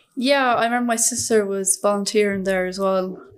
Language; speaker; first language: English; native; English